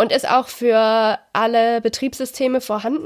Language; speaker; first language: German; native; German